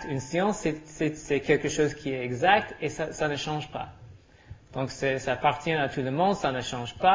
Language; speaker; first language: French; non-native, learner; English